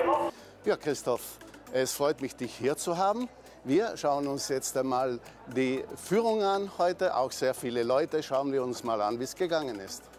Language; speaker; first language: German; native; German